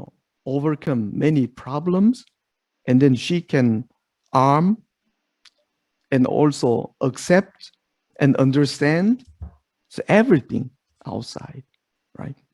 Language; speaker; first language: English; non-native, fluent; Korean